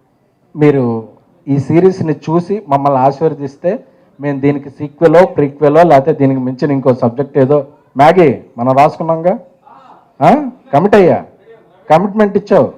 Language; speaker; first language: Telugu; native; Telugu